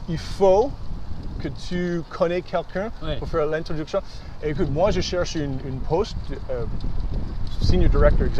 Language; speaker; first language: French; early bilingual, heritage; English